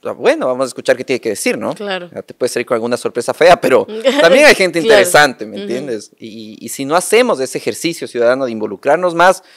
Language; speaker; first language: Spanish; native; Spanish